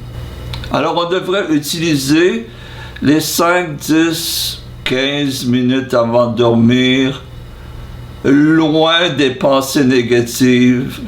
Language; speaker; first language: French; non-native, fluent; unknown